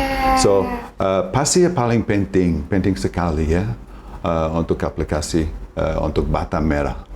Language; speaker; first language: Indonesian; non-native, fluent; English